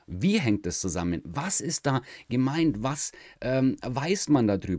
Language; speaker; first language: German; native; German